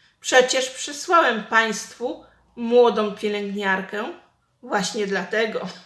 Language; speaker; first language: Polish; native; Polish